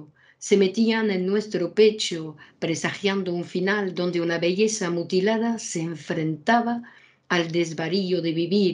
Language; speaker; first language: Spanish; native; Spanish